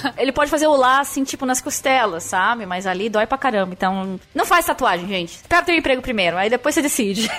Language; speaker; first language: Portuguese; native; Portuguese